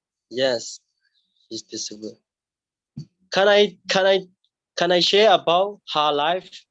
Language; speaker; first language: English; non-native, learner; Burmese